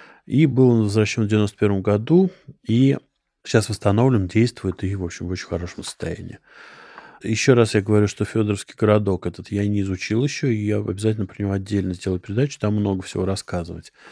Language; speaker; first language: Russian; native; Russian